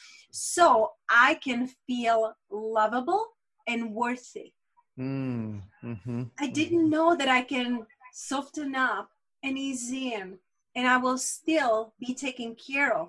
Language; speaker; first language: English; non-native, fluent; Czech